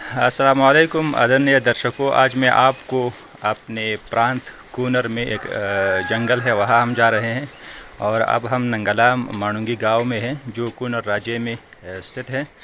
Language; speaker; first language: Hindi; non-native, fluent; Pashto